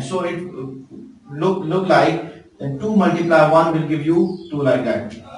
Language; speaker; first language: English; non-native, local second language; Urdu